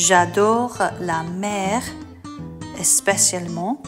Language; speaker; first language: French; non-native, learner; English